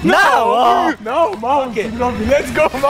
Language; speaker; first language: English; non-native, learner; Georgian